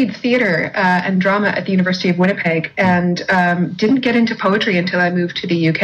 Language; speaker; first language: English; native; English